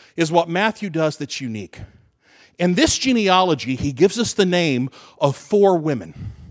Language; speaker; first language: English; native; English